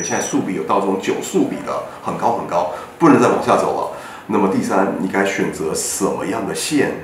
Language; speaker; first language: Chinese; native; Chinese